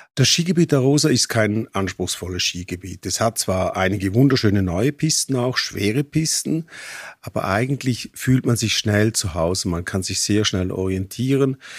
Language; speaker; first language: German; native; German